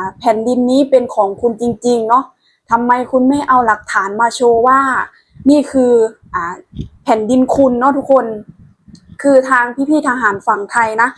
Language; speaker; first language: Thai; non-native, local second language; Lao